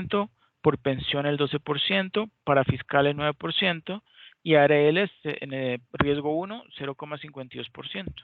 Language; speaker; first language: Spanish; native; Spanish